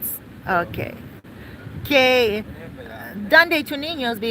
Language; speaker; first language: Spanish; non-native, learner; English